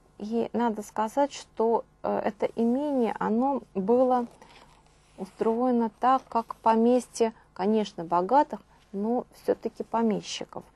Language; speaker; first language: Russian; native; Russian